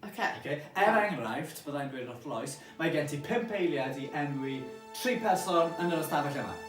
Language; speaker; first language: Welsh; non-native, local second language; English